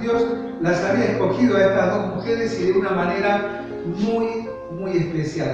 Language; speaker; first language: Spanish; native; Spanish